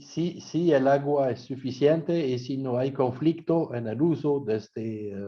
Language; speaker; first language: Spanish; non-native, fluent; French